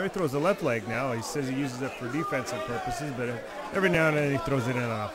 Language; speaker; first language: English; native; English